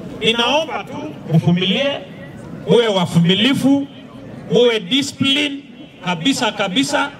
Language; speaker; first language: Swahili; non-native, local second language; Masai